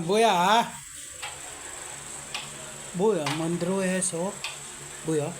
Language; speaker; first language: Korean; non-native, learner; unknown